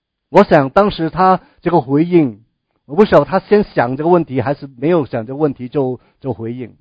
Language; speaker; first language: Chinese; native; Chinese